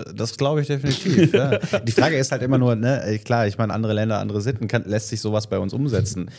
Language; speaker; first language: German; native; German